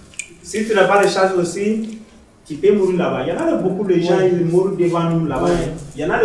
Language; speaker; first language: French; non-native, learner; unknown